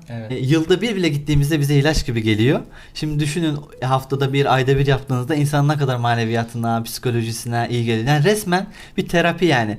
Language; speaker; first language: Turkish; native; Turkish